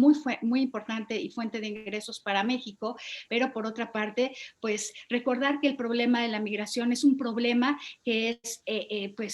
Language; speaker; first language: Spanish; native; Spanish